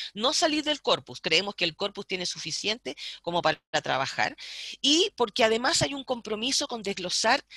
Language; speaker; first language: Spanish; native; Spanish